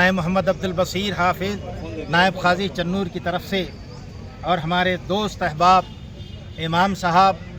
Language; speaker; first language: Urdu; native; Urdu